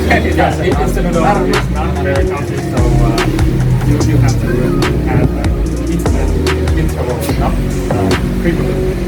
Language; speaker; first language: English; non-native, fluent; Vietnamese